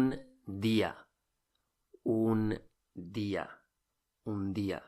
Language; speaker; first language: Spanish; non-native, fluent; English